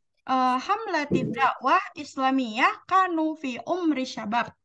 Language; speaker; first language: Arabic; non-native, learner; Indonesian